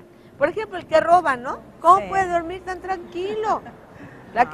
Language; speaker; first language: Spanish; native; Spanish